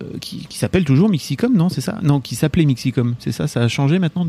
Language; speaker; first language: French; native; French